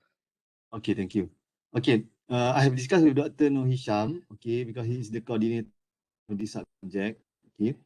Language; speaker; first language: English; non-native, fluent; Malay